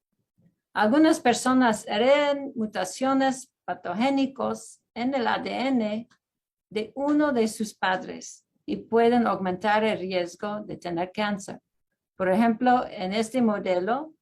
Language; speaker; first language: Spanish; early bilingual, heritage; Spanish